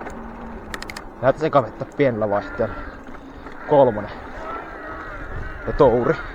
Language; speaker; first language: Finnish; native; Finnish